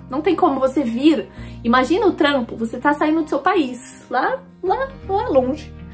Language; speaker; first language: Portuguese; native; Portuguese